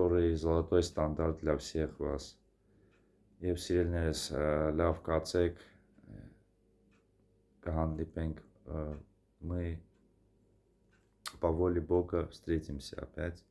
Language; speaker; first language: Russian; non-native, fluent; Armenian